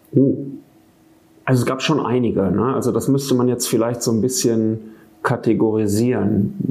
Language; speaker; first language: German; native; German